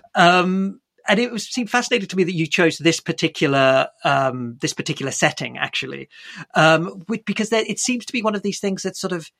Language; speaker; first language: English; native; English